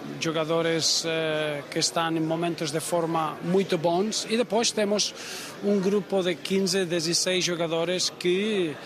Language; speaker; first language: Portuguese; non-native, fluent; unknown